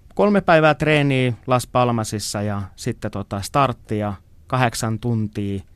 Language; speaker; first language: Finnish; native; Finnish